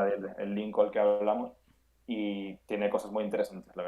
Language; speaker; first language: Spanish; native; Spanish